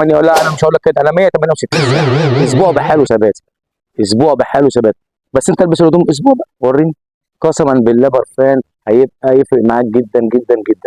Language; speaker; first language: Arabic; native; Arabic